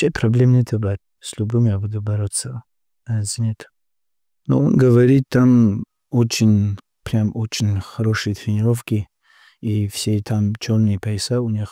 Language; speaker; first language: Russian; non-native, local second language; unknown